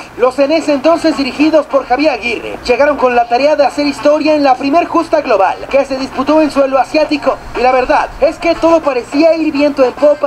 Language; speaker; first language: Spanish; native; Spanish